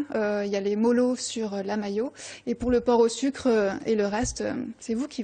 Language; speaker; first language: French; native; French